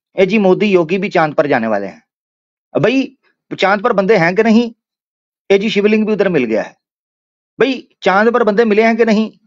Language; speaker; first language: Urdu; non-native, local second language; Punjabi